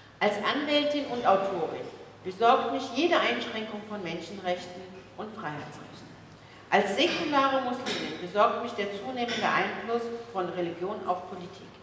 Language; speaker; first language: German; early bilingual, other home language; Turkish